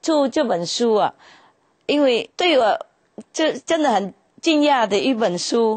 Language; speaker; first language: Chinese; non-native, fluent; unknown